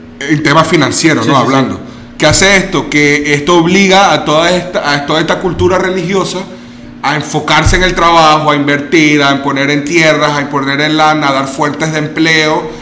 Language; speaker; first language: Spanish; native; Spanish